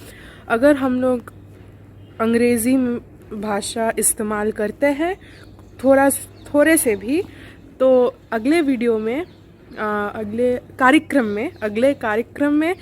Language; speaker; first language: Hindi; non-native, local second language; Bangla